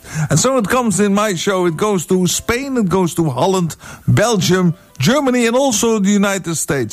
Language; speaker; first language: English; non-native, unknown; Dutch